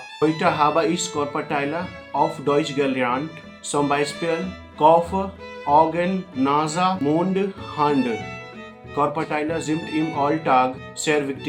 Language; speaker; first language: German; non-native, learner; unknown